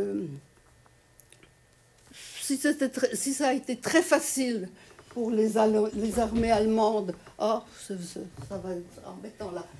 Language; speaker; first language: French; non-native, fluent; Polish